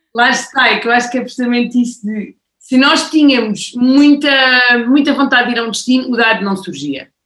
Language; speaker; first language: Portuguese; native; Portuguese